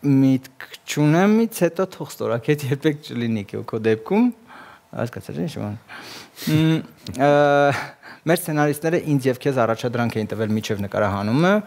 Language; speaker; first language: Armenian; native; Armenian